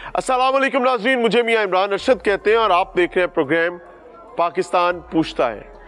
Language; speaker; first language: Urdu; native; Urdu